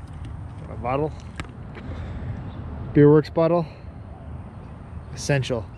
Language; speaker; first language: English; native; English